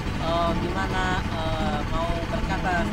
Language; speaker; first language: Indonesian; non-native, learner; Arabic